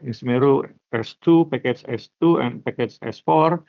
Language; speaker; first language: English; non-native, learner; Indonesian